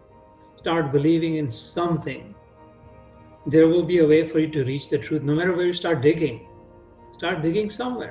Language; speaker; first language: English; non-native, local second language; Hindi